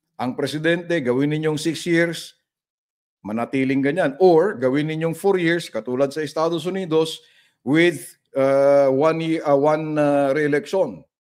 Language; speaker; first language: Filipino; non-native, local second language; Iloko